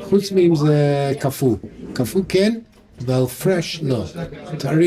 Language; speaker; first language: Hebrew; non-native, fluent; English